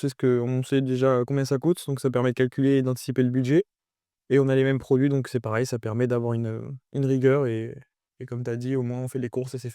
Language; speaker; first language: French; native; French